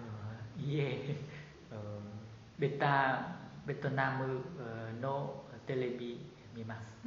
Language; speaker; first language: Japanese; non-native, learner; Vietnamese